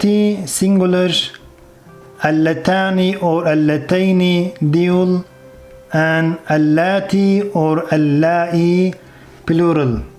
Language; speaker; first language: Arabic; non-native, fluent; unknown